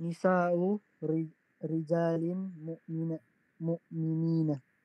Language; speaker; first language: Arabic; non-native, learner; Filipino